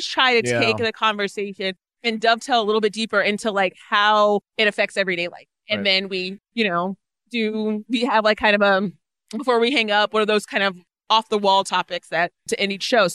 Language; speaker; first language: English; native; English